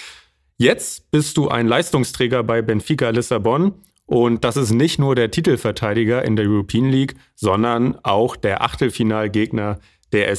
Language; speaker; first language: German; native; German